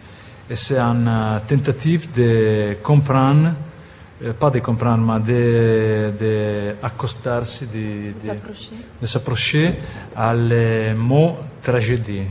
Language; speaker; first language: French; non-native, fluent; Italian